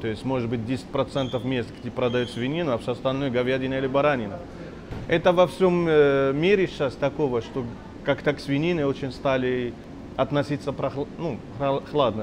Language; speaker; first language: Russian; non-native, fluent; Arabic